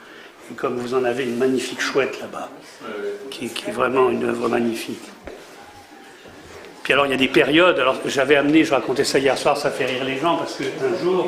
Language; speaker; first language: French; native; French